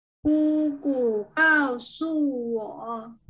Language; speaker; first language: Chinese; non-native, fluent; Thai